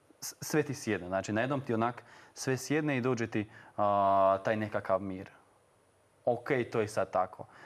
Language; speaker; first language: Croatian; native; Croatian